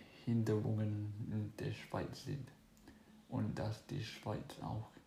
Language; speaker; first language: German; non-native, fluent; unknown